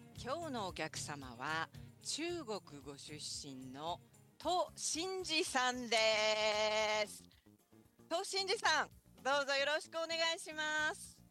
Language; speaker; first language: Japanese; native; Japanese